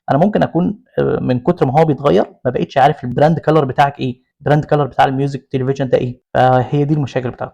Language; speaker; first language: Arabic; native; Arabic